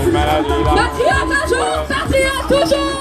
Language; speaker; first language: French; native; French